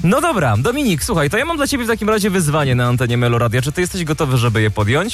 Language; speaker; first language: Polish; native; Polish